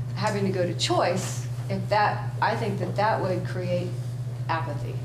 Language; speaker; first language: English; native; English